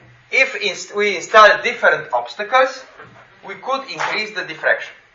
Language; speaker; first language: English; non-native, fluent; Slovenian